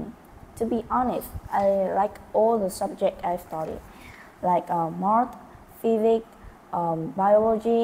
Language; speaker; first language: English; non-native, learner; Vietnamese